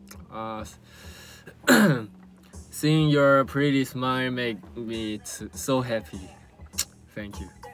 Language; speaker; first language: English; non-native, learner; Korean